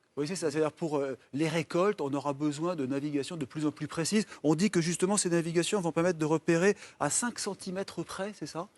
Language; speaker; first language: French; native; French